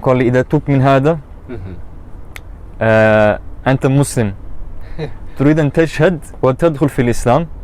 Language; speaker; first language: Arabic; non-native, learner; German